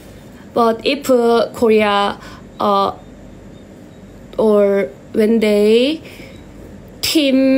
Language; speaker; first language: English; non-native, learner; Korean